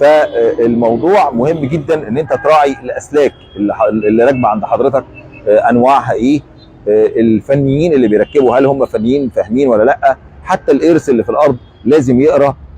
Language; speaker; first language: Arabic; native; Arabic